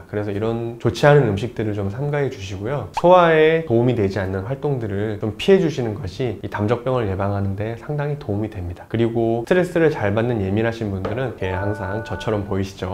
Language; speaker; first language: Korean; native; Korean